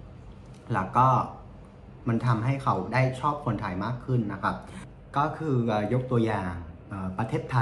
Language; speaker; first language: Thai; non-native, fluent; Vietnamese